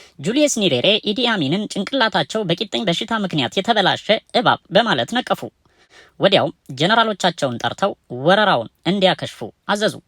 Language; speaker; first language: Amharic; native; Amharic